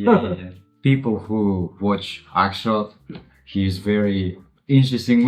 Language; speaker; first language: English; non-native, learner; Kyrgyz